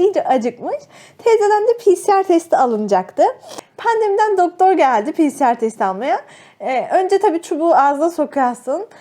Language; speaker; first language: Turkish; native; Turkish